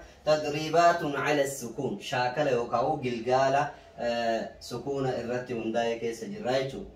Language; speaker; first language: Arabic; non-native, fluent; Oromo